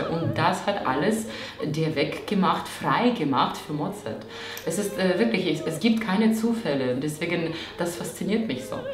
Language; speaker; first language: German; non-native, fluent; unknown